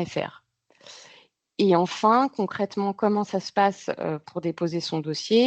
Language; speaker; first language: French; native; French